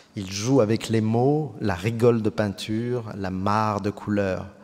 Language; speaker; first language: French; native; French